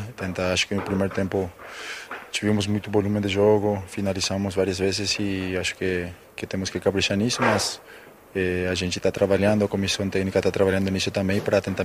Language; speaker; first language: Portuguese; non-native, fluent; Spanish